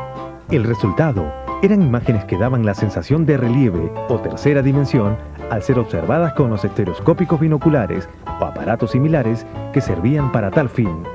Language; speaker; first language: Spanish; native; Spanish